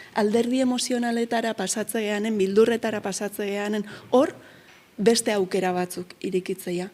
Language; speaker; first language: Basque; native; Basque